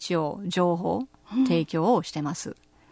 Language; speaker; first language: Japanese; non-native, fluent; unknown